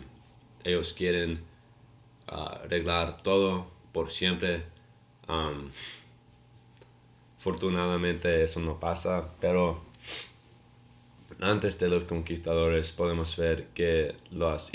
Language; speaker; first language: Spanish; non-native, learner; English